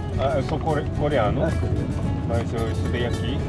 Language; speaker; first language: Portuguese; non-native, fluent; Korean